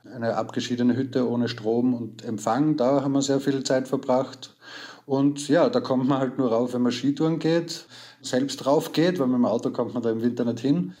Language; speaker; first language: German; native; German